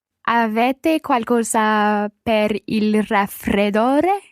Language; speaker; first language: Italian; non-native, learner; English